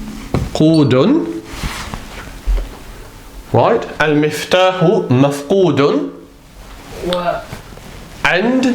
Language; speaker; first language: Arabic; non-native, fluent; English